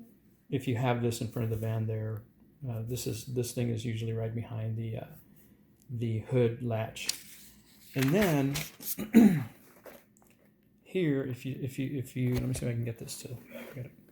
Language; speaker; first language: English; native; English